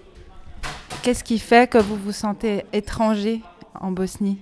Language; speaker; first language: French; native; French